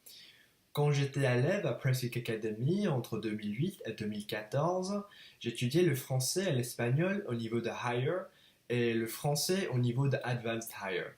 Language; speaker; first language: French; non-native, fluent; English